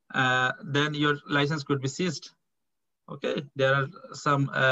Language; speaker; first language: English; non-native, local second language; Bangla